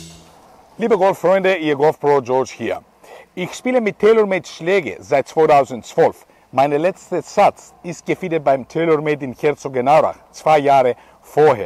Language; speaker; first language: German; non-native, fluent; Greek